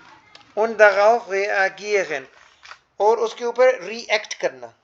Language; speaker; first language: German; non-native, fluent; Hindi